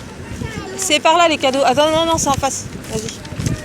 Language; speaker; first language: French; native; French